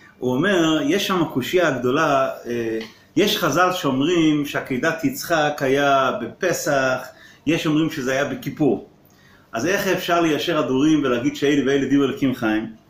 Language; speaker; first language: Hebrew; non-native, local second language; Yiddish